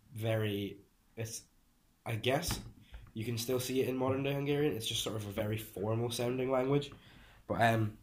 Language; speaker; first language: English; early bilingual, other home language; Hungarian